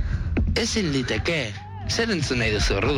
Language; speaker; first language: Basque; native; Basque